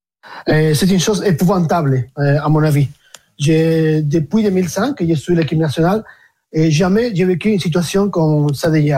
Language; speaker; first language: French; non-native, fluent; Spanish